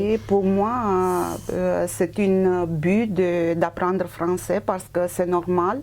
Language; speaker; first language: French; non-native, fluent; Romanian